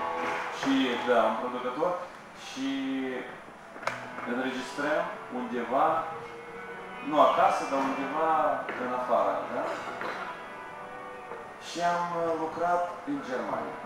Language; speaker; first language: Romanian; non-native, local second language; Russian